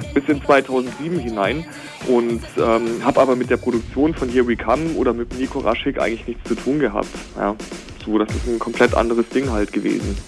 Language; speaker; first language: German; native; German